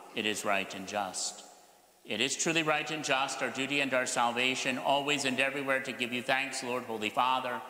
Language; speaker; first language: English; native; English